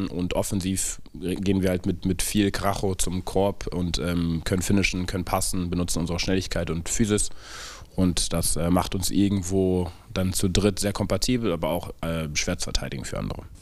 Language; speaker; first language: German; native; German